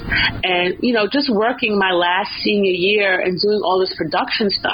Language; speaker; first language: English; native; English